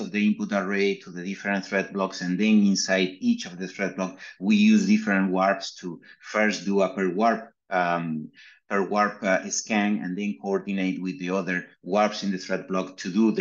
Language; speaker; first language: English; non-native, fluent; Spanish